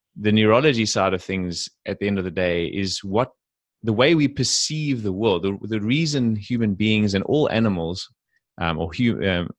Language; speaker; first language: English; native; English